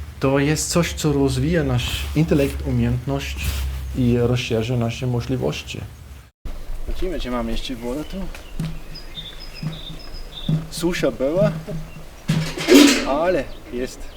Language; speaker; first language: Polish; non-native, fluent; German